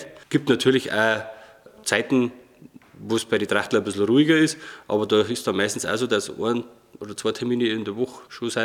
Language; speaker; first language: German; native; German